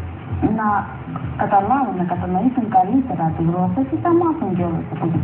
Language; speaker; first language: Greek; non-native, fluent; Russian